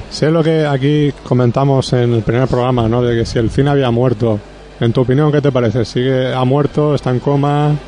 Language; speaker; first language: Spanish; native; Spanish